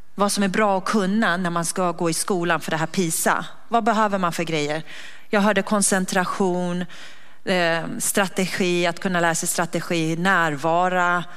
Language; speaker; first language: Swedish; native; Swedish